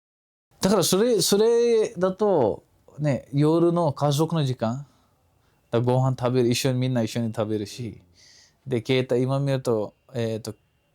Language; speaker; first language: Japanese; non-native, fluent; Kashmiri